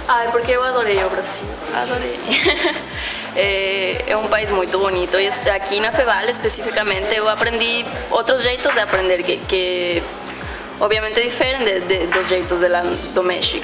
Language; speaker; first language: Portuguese; non-native, learner; Spanish